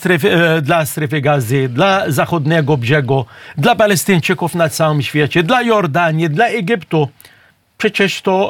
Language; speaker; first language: Polish; non-native, fluent; Arabic